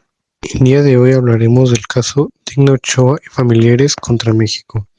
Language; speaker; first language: Spanish; native; Spanish